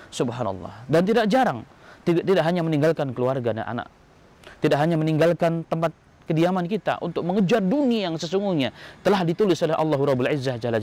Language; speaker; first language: Indonesian; native; Indonesian